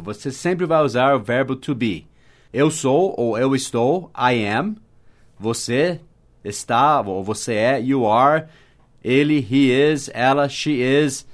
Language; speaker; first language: Portuguese; non-native, fluent; English